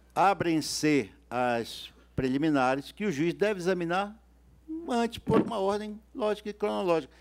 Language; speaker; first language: Portuguese; native; Portuguese